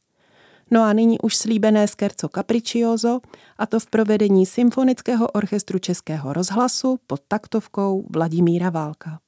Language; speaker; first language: Czech; native; Czech